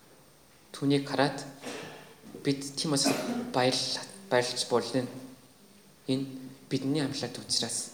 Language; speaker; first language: Mongolian; non-native, fluent; Korean